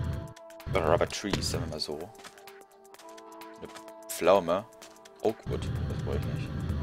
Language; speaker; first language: German; native; German